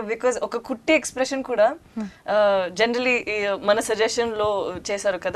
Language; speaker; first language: Telugu; non-native, learner; Tamil